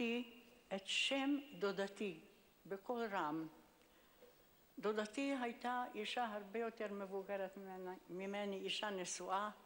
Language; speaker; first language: Hebrew; non-native, fluent; Hungarian